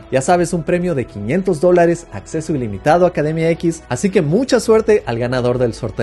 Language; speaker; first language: Spanish; native; Spanish